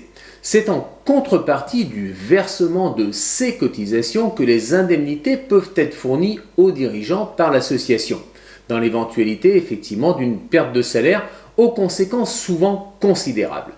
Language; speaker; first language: French; native; French